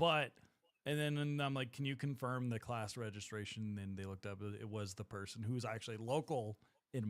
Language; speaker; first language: English; native; English